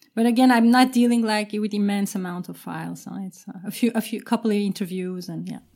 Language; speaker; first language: English; non-native, fluent; Turkish